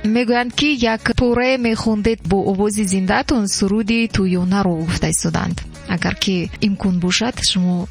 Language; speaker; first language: Tajik; native; Tajik